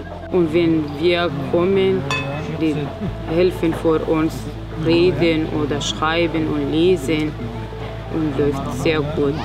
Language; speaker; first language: German; non-native, learner; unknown